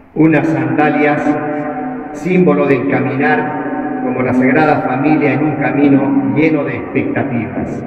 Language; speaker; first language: Spanish; native; Spanish